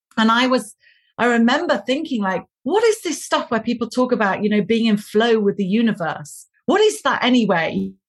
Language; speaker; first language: English; native; English